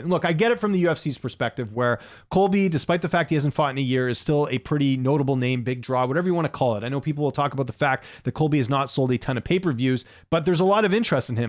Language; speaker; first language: English; native; English